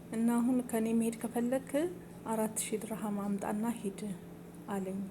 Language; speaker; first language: Amharic; native; Amharic